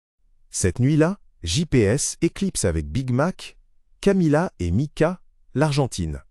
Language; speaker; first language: French; native; French